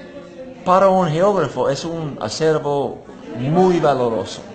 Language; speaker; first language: Spanish; non-native, fluent; English